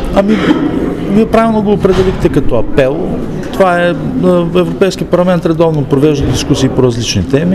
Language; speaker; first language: Bulgarian; native; Bulgarian